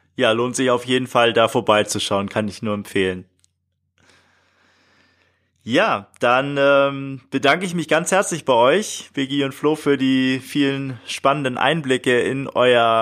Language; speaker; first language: German; native; German